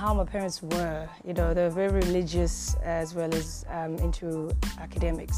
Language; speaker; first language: English; non-native, local second language; Zulu